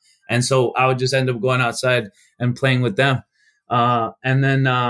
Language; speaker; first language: English; early bilingual, other home language; Albanian